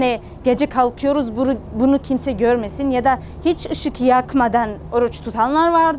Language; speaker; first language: Turkish; non-native, fluent; Georgian